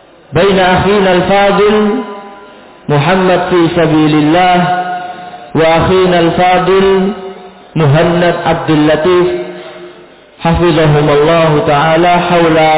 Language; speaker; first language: Arabic; non-native, fluent; Indonesian